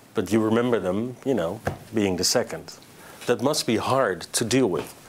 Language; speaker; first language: English; non-native, fluent; Dutch